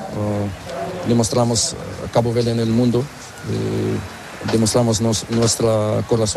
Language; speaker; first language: Spanish; non-native, learner; Portuguese